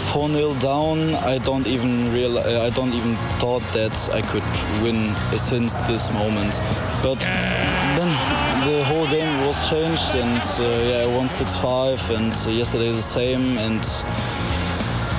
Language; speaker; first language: English; non-native, learner; German